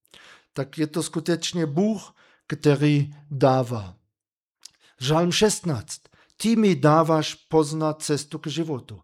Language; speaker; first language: Czech; non-native, fluent; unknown